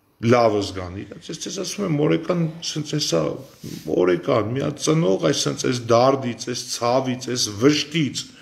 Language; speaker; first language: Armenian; native; Armenian